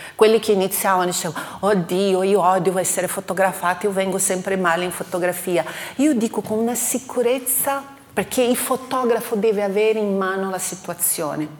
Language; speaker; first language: Italian; non-native, fluent; Portuguese